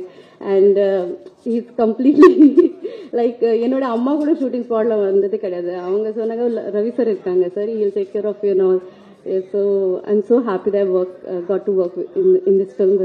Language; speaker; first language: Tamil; non-native, learner; Marathi